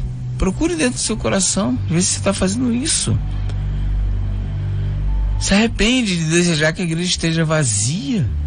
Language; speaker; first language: Portuguese; native; Portuguese